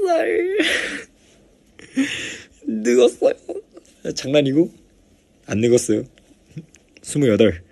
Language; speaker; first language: Korean; non-native, fluent; Chinese